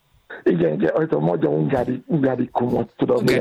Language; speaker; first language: Hungarian; non-native, fluent; Yoruba